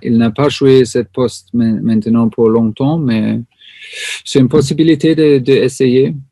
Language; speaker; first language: French; non-native, learner; German